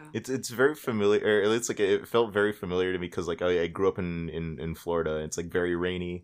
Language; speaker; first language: English; early bilingual, other home language; Filipino